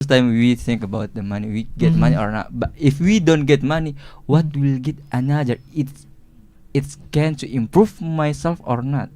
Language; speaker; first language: English; non-native, learner; Indonesian